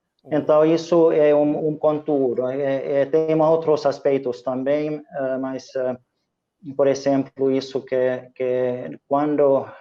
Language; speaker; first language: Portuguese; non-native, fluent; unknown